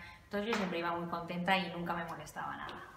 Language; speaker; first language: Spanish; native; Spanish